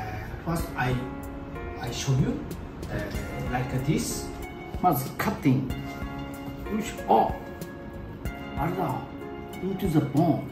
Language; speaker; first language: English; non-native, learner; Japanese